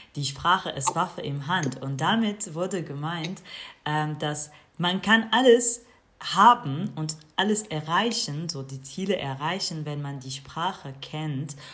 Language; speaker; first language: German; non-native, fluent; Kurdish